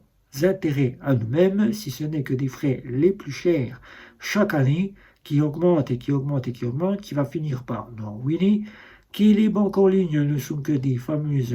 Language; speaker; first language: French; native; French